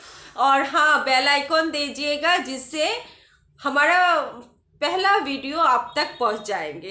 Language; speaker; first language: Hindi; non-native, local second language; Bangla